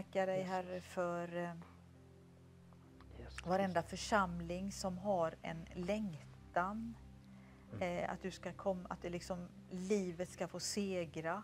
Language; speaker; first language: Swedish; native; Swedish